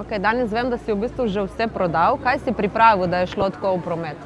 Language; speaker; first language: Slovenian; native; Slovenian